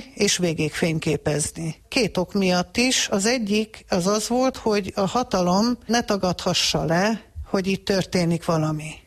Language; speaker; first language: Hungarian; early bilingual, heritage; Hungarian